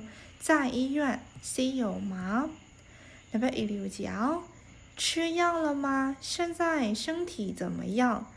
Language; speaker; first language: Chinese; non-native, fluent; Burmese